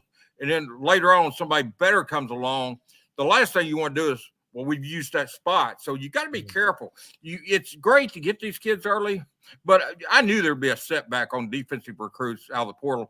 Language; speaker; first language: English; native; English